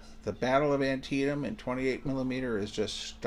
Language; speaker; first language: English; native; English